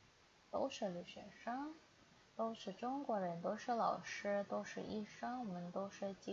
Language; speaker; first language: Chinese; non-native, fluent; Indonesian